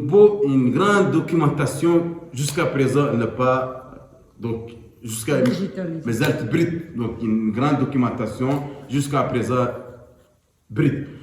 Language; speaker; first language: French; non-native, local second language; Arabic